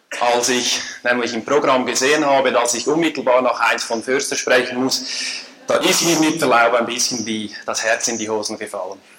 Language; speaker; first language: German; native; German